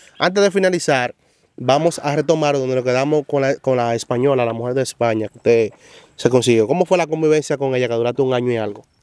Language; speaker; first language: Spanish; native; Spanish